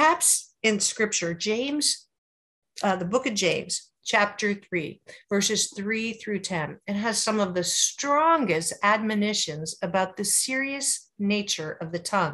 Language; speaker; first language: English; native; English